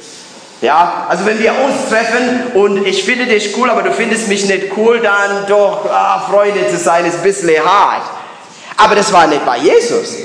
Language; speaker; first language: German; non-native, learner; English